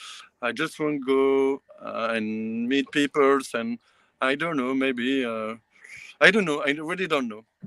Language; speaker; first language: English; non-native, learner; French